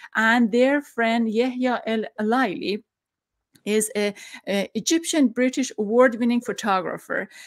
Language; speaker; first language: English; non-native, fluent; Persian